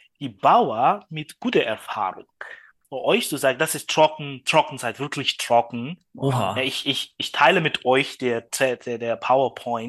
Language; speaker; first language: German; non-native, learner; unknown